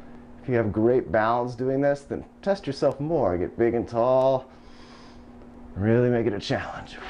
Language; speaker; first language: English; native; English